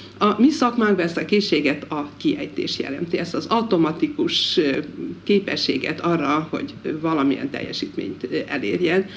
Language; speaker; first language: Hungarian; native; Hungarian